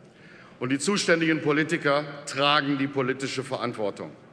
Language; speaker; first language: German; native; German